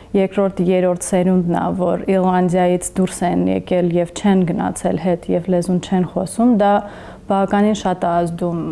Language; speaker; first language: Armenian; early bilingual, heritage; English